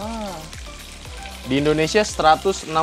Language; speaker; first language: Indonesian; native; Indonesian